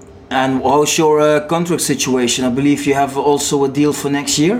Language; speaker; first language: English; non-native, fluent; Dutch